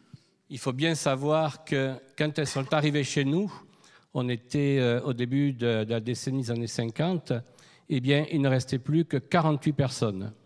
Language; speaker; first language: French; native; French